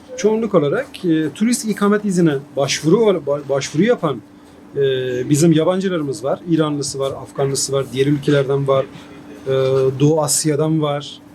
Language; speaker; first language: Turkish; non-native, fluent; Persian